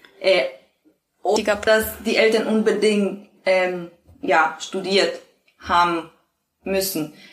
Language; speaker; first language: German; non-native, fluent; Spanish